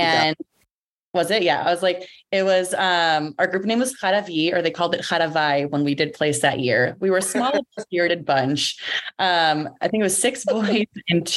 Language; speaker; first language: English; early bilingual, other home language; Greek